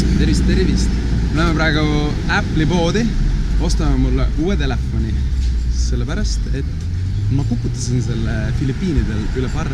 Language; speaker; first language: Estonian; native; Estonian